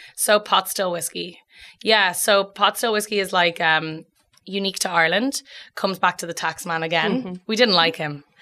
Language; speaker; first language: English; native; English